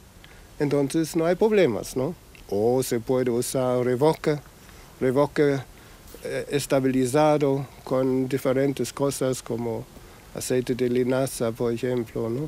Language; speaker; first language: Spanish; non-native, fluent; German